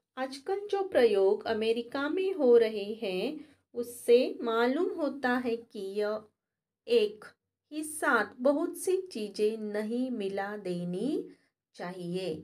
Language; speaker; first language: Hindi; non-native, local second language; Marathi